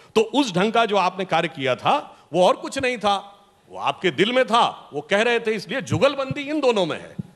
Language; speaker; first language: Hindi; native; Hindi